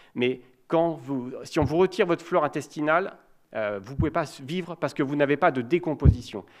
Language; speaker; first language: French; native; French